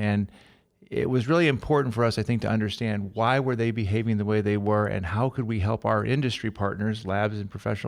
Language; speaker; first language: English; native; English